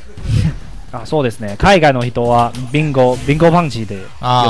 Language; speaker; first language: Japanese; non-native, learner; Chinese